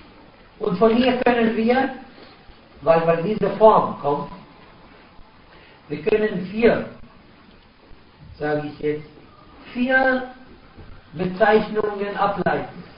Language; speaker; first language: German; non-native, fluent; Arabic